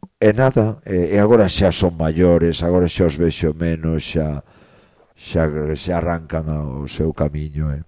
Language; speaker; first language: Galician; native; Galician